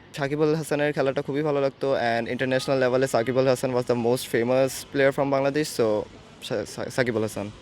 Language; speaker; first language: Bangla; early bilingual, other home language; Urdu